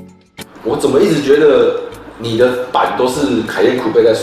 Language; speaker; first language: Chinese; native; Chinese